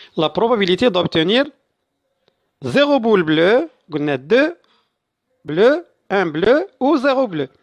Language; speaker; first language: French; non-native, local second language; Arabic